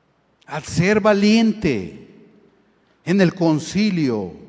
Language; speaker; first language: Spanish; native; Spanish